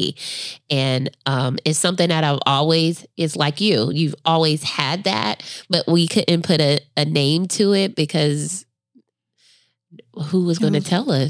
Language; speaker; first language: English; native; English